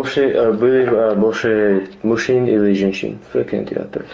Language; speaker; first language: Russian; non-native, learner; English